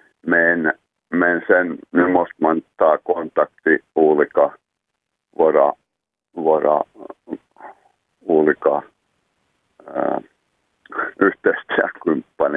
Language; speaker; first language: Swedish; non-native, local second language; Finnish